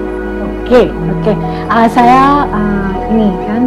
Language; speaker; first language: Indonesian; non-native, learner; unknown